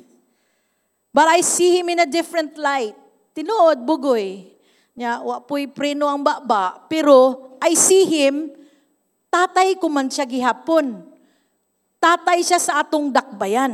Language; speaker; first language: English; non-native, local second language; Cebuano